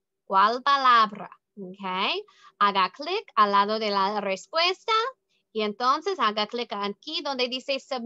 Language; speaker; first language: Spanish; non-native, learner; English